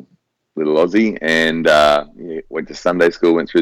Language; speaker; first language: English; native; English